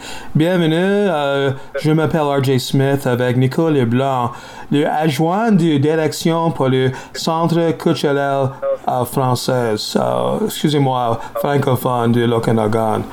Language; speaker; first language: French; non-native, learner; English